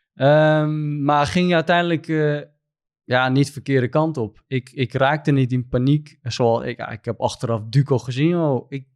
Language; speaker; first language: Dutch; non-native, fluent; Turkish